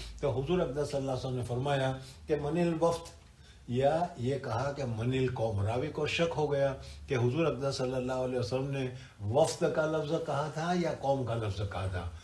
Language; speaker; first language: Urdu; non-native, local second language; Gujarati